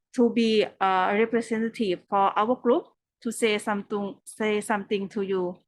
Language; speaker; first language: English; non-native, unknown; Thai